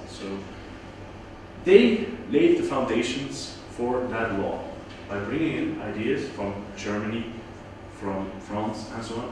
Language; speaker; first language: English; non-native, fluent; Dutch